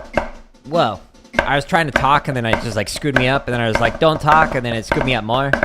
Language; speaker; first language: English; native; English